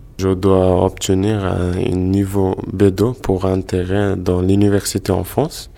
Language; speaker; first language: French; non-native, learner; Bangla